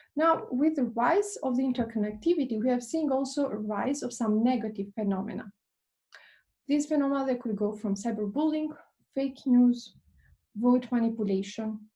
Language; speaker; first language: English; non-native, fluent; Albanian